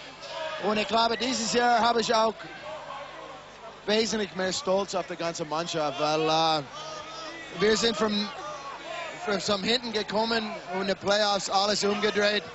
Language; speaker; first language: German; non-native, fluent; English